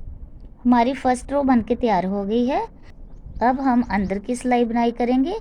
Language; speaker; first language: Hindi; non-native, local second language; Punjabi